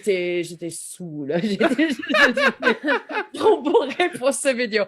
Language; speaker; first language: French; non-native, learner; English